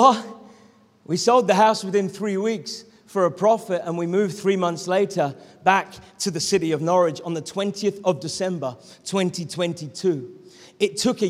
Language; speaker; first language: English; native; English